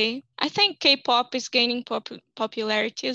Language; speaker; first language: English; non-native, fluent; Portuguese